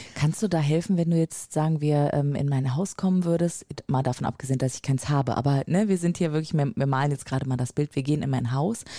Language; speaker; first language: German; native; German